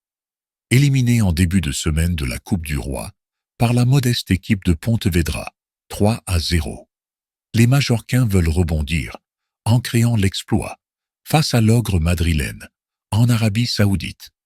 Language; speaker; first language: French; native; French